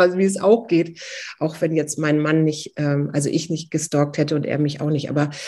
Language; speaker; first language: German; native; German